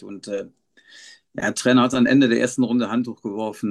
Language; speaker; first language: German; native; German